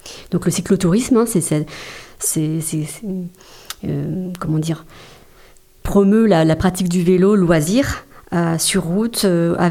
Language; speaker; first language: French; native; French